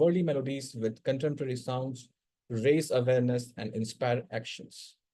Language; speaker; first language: English; non-native, local second language; Hindi